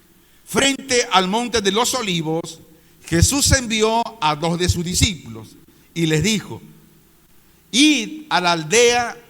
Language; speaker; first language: Spanish; native; Spanish